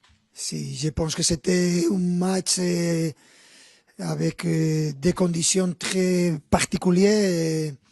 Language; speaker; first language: French; non-native, fluent; Spanish